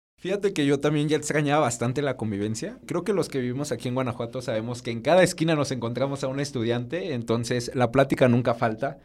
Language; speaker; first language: Spanish; native; Spanish